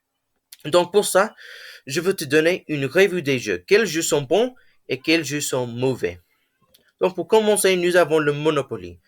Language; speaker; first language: French; non-native, learner; English